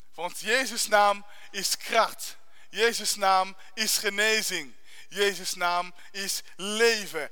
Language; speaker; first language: Dutch; non-native, fluent; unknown